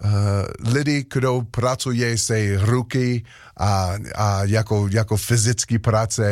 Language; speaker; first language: Czech; non-native, learner; English